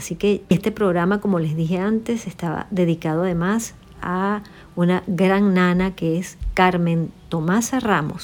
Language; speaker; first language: Spanish; native; Spanish